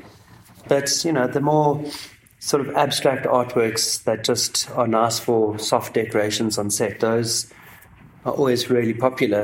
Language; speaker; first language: English; native; English